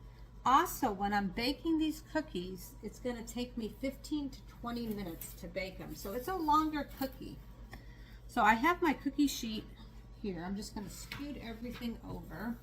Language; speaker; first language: English; native; English